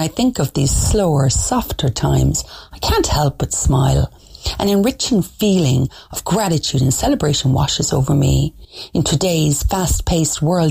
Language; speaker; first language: English; native; English